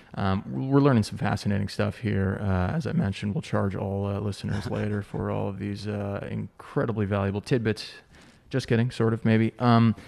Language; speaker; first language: English; native; English